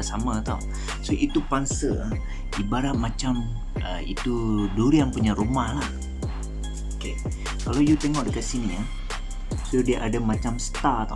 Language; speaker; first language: Malay; native; Malay